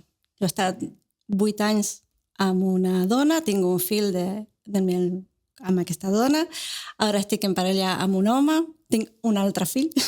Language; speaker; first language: Catalan; non-native, learner; Spanish